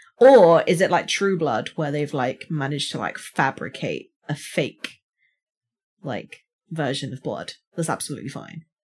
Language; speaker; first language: English; native; English